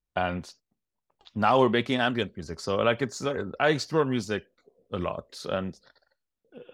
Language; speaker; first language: English; non-native, fluent; Arabic